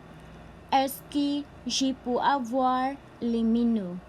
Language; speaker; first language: French; non-native, learner; Cebuano